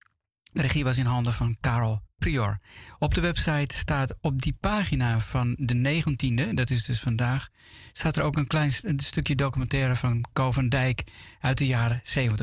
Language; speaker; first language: Dutch; native; Dutch